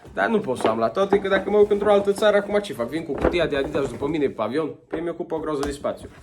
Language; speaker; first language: Romanian; native; Romanian